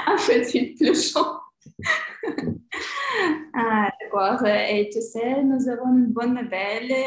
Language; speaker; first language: French; non-native, learner; Ukrainian